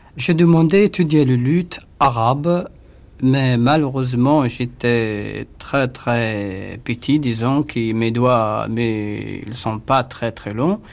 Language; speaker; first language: French; non-native, fluent; Arabic